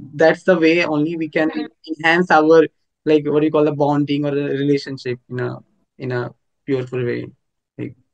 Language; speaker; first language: English; non-native, local second language; Hindi